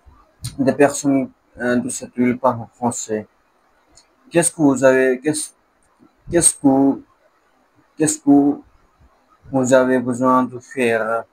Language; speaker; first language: French; non-native, learner; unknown